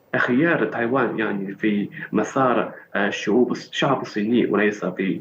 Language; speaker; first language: Arabic; non-native, fluent; Chinese